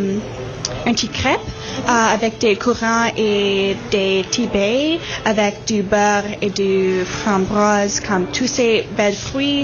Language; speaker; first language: French; native; French